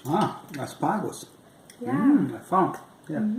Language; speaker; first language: English; non-native, fluent; German